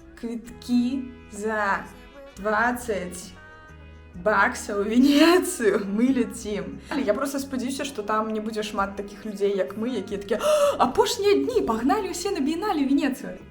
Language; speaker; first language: Belarusian; non-native, local second language; Russian